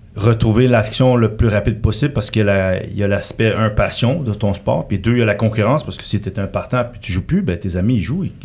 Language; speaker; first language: French; native; French